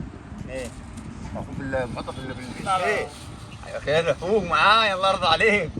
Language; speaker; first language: Arabic; native; Arabic